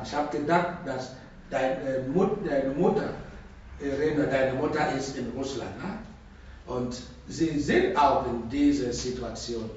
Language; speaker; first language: German; non-native, learner; Russian